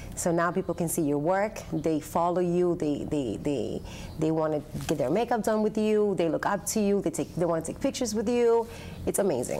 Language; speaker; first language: English; early bilingual, other home language; Spanish